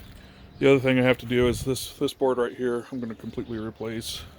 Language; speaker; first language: English; native; English